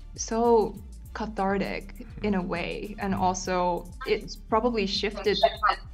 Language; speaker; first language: English; non-native, fluent; Japanese